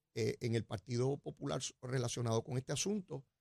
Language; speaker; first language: Spanish; native; Spanish